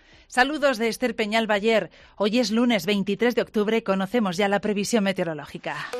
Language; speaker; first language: Spanish; native; Spanish